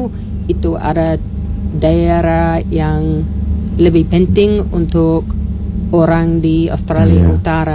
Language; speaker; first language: Indonesian; non-native, learner; English